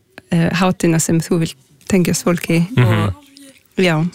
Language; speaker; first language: Icelandic; non-native, fluent; French